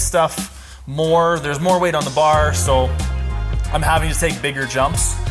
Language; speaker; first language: English; native; English